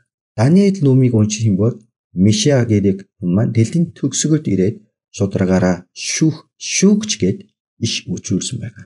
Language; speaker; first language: Mongolian; non-native, fluent; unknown